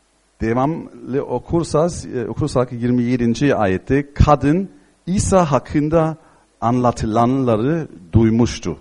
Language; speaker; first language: Turkish; non-native, fluent; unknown